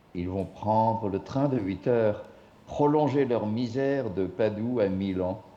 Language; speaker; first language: French; non-native, fluent; English